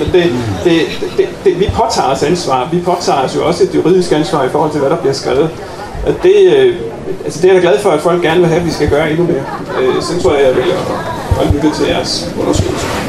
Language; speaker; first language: Danish; native; Danish